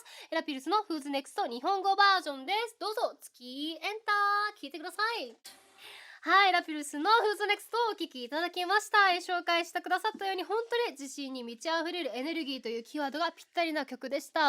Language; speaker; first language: Japanese; native; Japanese